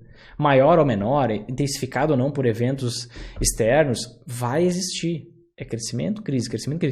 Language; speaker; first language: Portuguese; native; Portuguese